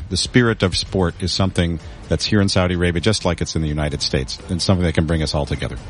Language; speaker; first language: English; native; English